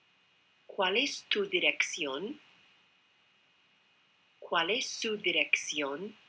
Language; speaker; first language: Spanish; non-native, fluent; English